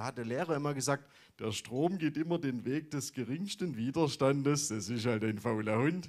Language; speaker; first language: German; native; German